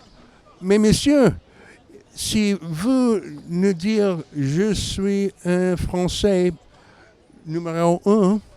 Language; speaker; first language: French; non-native, learner; English